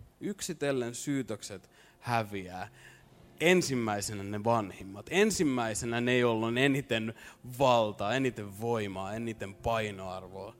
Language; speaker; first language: Finnish; native; Finnish